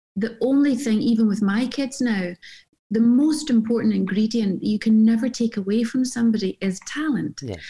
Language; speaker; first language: English; native; English